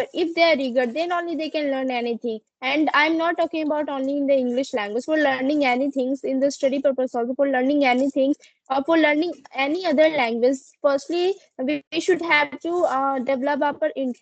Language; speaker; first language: English; non-native, learner; Hindi